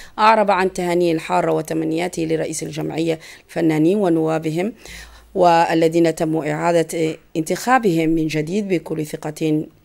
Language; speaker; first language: Arabic; non-native, local second language; Somali